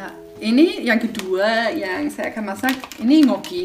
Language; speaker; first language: Indonesian; non-native, fluent; German